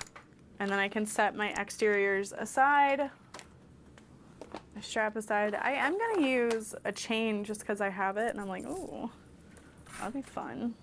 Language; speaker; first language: English; native; English